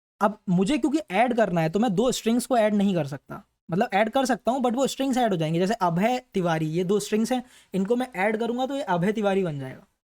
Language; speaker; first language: Hindi; native; Hindi